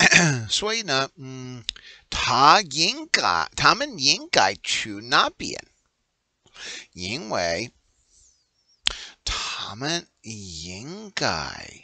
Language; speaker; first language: Chinese; non-native, learner; English